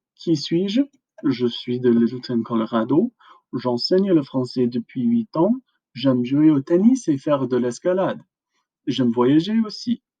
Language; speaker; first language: French; non-native, fluent; English